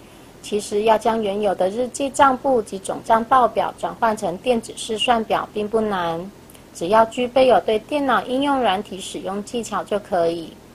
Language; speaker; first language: Chinese; native; Chinese